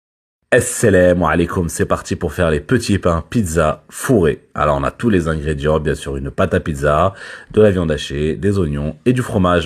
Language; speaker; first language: French; native; French